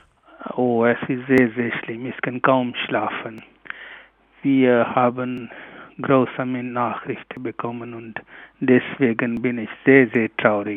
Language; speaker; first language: German; non-native, learner; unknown